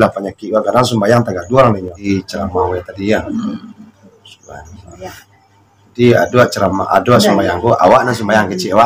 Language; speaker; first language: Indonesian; non-native, local second language; Minangkabau